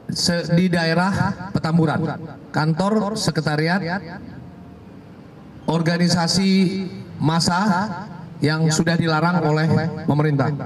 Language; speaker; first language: Indonesian; native; Indonesian